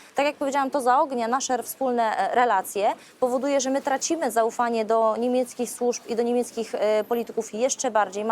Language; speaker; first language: Polish; native; Polish